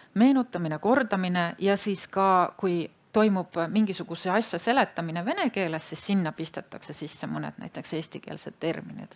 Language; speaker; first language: Estonian; native; Estonian